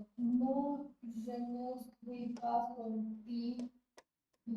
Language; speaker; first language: French; non-native, learner; Hindi